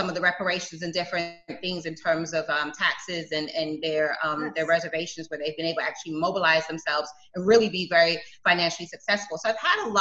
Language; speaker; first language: English; native; English